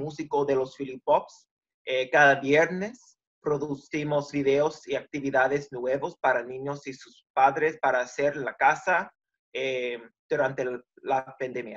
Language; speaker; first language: Spanish; early bilingual, heritage; Spanish